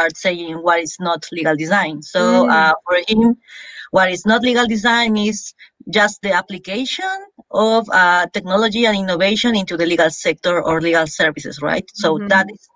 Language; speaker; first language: English; non-native, fluent; Spanish